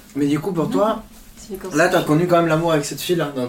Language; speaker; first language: French; non-native, fluent; Spanish